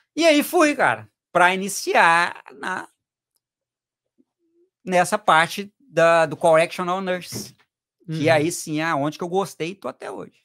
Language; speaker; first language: Portuguese; native; Portuguese